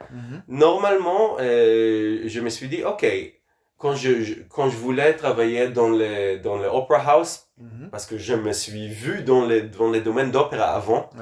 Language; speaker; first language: French; non-native, fluent; Hebrew